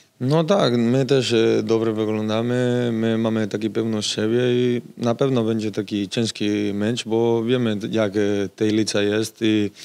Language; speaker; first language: Polish; non-native, learner; Spanish